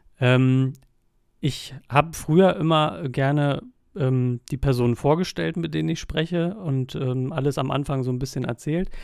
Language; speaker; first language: German; native; German